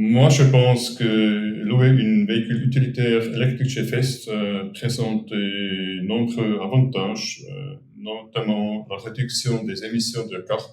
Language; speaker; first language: French; non-native, fluent; German